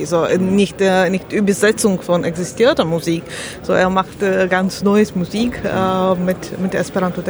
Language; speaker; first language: German; non-native, learner; Slovak